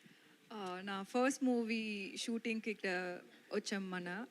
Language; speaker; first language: Telugu; non-native, local second language; Tamil